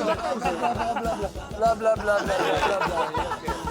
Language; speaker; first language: Korean; non-native, learner; Italian